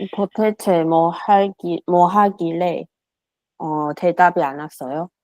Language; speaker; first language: Korean; non-native, learner; Chinese